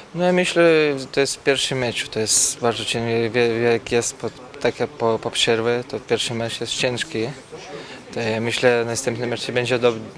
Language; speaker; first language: Polish; non-native, learner; Lithuanian